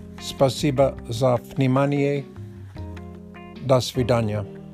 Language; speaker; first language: Russian; non-native, learner; English